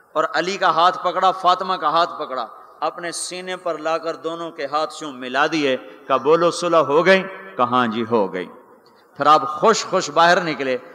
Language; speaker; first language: Urdu; non-native, local second language; Punjabi